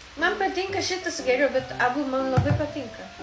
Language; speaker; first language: Lithuanian; non-native, learner; Japanese